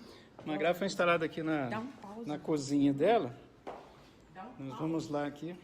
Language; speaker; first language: Portuguese; native; Portuguese